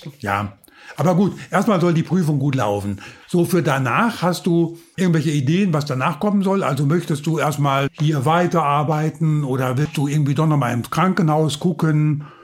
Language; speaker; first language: German; native; German